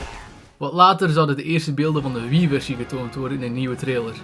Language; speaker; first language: Dutch; native; Dutch